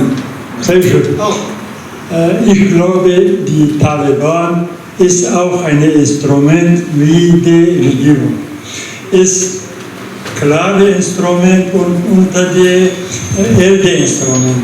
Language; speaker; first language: German; non-native, learner; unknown